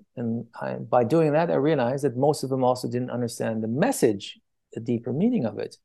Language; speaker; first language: English; early bilingual, other home language; Persian